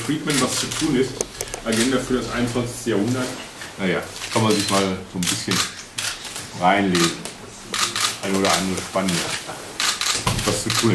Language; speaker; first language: German; native; German